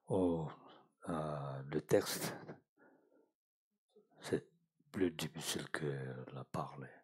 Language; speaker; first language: French; non-native, learner; Tibetan